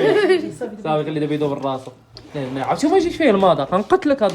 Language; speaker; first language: Arabic; native; Arabic